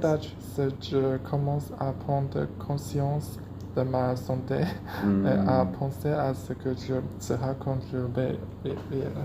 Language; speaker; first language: French; non-native, learner; Chinese